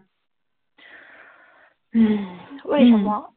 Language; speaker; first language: Chinese; non-native, learner; Korean